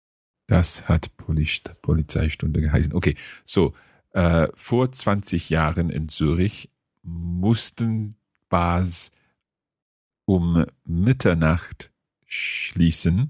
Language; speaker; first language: German; non-native, fluent; English